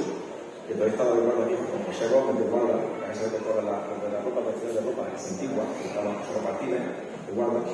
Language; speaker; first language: Spanish; native; Spanish